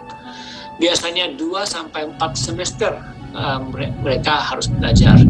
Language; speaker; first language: Indonesian; non-native, fluent; Japanese